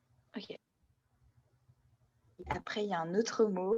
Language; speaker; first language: French; native; French